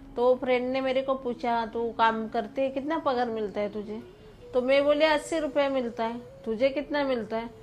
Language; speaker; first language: Hindi; non-native, local second language; Marathi